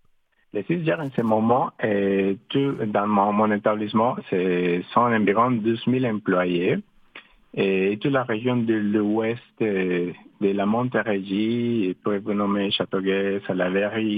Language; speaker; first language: French; non-native, fluent; Spanish